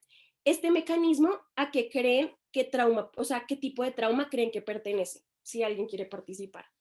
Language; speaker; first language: Spanish; native; Spanish